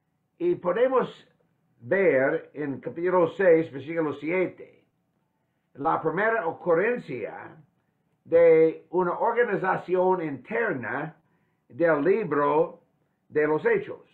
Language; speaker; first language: Spanish; non-native, fluent; English